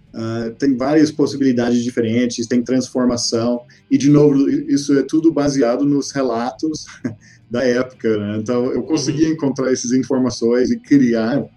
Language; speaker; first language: Portuguese; non-native, fluent; English